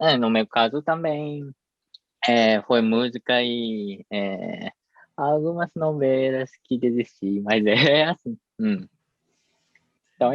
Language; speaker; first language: Portuguese; non-native, fluent; Japanese